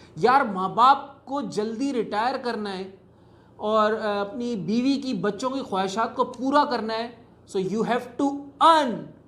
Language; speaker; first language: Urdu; native; Urdu